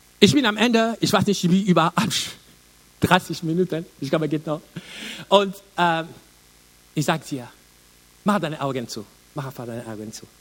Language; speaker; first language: German; non-native, learner; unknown